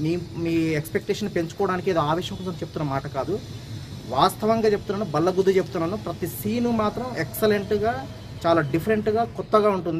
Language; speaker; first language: Telugu; native; Telugu